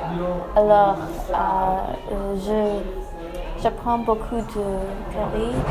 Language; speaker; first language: French; non-native, learner; English